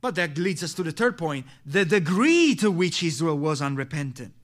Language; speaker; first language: English; non-native, fluent; Italian